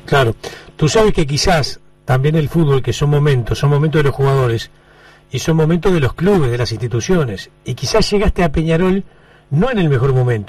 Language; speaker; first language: Spanish; native; Spanish